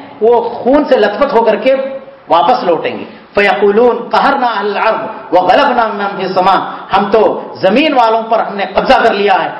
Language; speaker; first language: Urdu; native; Urdu